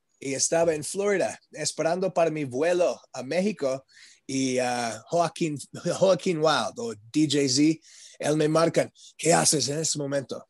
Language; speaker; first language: Spanish; non-native, learner; English